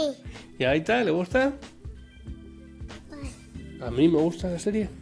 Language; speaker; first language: Spanish; native; Spanish